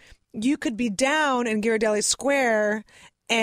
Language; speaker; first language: English; early bilingual, other home language; Russian